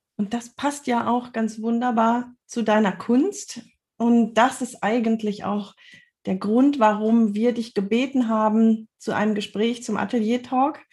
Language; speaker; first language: German; native; German